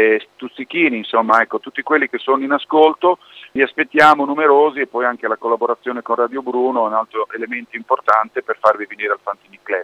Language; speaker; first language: Italian; native; Italian